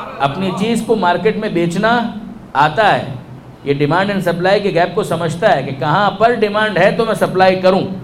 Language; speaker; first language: Urdu; non-native, local second language; Punjabi